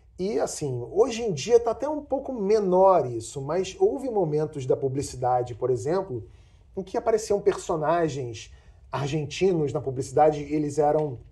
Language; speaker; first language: Portuguese; native; Portuguese